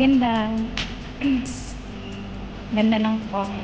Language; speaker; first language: Filipino; non-native, local second language; Cebuano